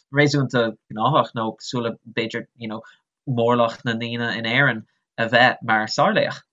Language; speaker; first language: Irish; non-native, local second language; English